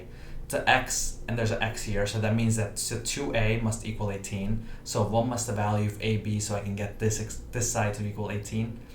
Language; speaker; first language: English; native; English